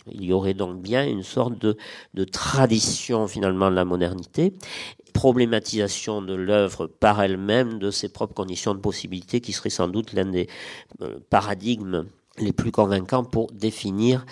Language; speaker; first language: French; native; French